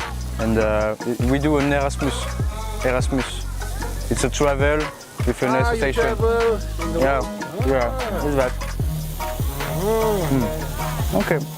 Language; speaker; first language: English; non-native, learner; French